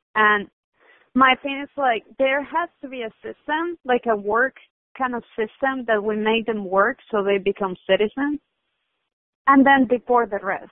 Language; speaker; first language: English; non-native, fluent; Spanish